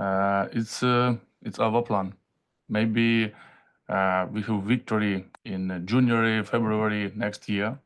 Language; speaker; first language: English; non-native, learner; Ukrainian